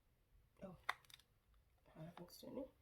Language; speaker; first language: French; non-native, local second language; Haitian Creole